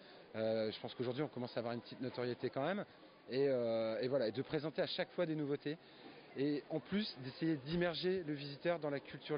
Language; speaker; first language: French; native; French